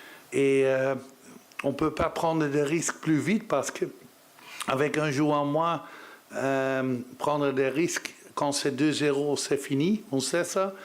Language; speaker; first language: French; non-native, learner; Dutch